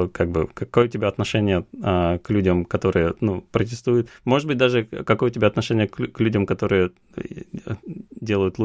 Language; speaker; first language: Russian; native; Russian